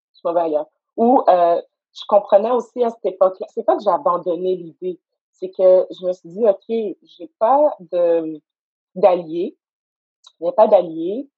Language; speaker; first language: French; native; French